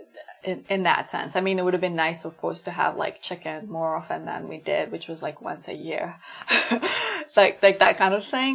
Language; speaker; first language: English; non-native, local second language; Ganda